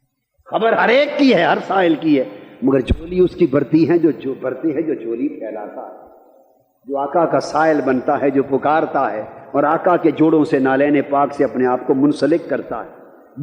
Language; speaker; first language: Urdu; native; Urdu